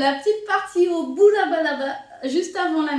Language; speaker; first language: French; native; French